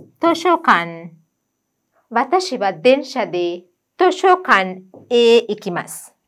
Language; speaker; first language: Japanese; non-native, fluent; Sinhala